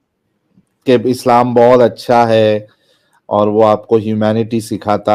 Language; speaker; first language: Hindi; native; Hindi